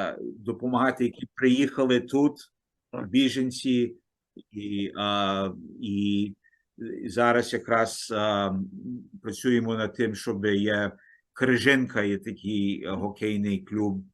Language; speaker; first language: Ukrainian; early bilingual, heritage; Ukrainian